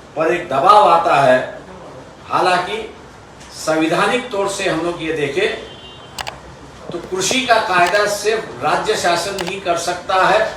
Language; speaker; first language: Hindi; non-native, local second language; Marathi